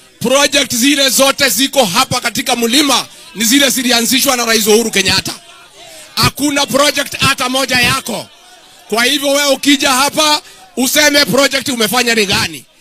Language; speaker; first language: Swahili; non-native, local second language; Kikuyu